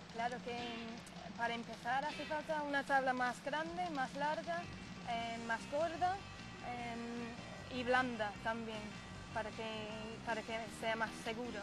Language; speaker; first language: Spanish; non-native, fluent; English